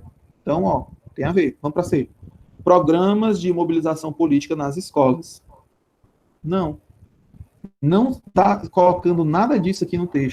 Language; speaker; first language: Portuguese; native; Portuguese